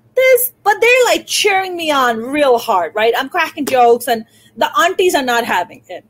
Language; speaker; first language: English; non-native, local second language; Urdu